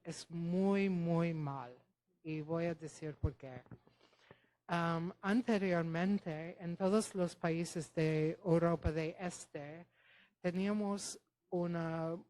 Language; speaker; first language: Spanish; non-native, fluent; Polish